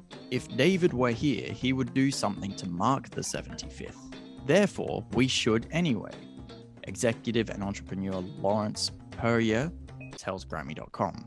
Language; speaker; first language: English; native; English